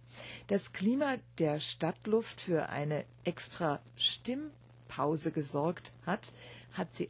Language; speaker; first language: German; native; German